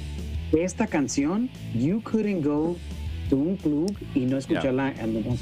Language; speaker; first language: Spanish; early bilingual, heritage; Spanish